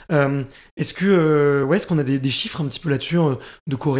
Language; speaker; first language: French; native; French